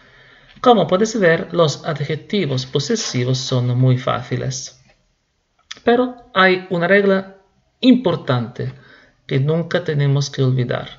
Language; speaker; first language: Spanish; non-native, fluent; Italian